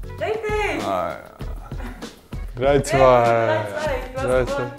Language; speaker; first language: German; non-native, learner; Croatian